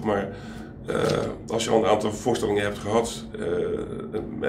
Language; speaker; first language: Dutch; native; Dutch